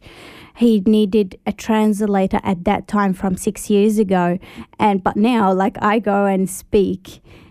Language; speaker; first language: English; early bilingual, other home language; Arabic